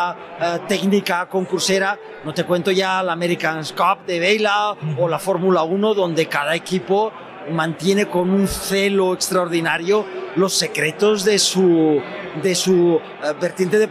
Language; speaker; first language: Spanish; native; Spanish